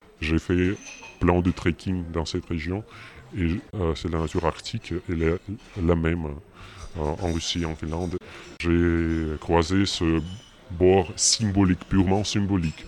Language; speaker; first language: French; non-native, learner; Russian